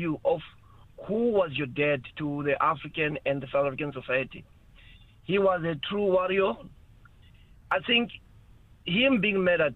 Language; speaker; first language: English; non-native, local second language; Xhosa